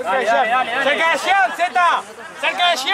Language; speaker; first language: Spanish; native; Spanish